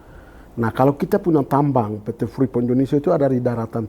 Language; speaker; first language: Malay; non-native, local second language; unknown